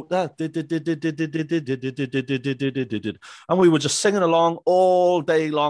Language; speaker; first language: English; native; English